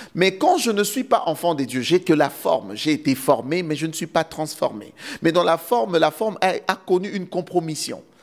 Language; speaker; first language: French; non-native, local second language; Lingala